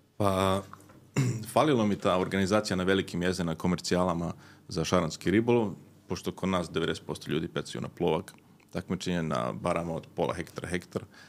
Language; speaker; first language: Serbian; early bilingual, heritage; Serbian